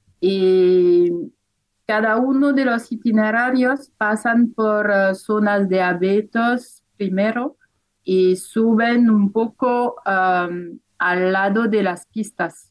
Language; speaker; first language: Spanish; non-native, fluent; French